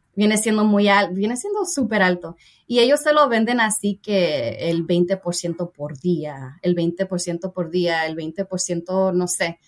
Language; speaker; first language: Spanish; early bilingual, heritage; Spanish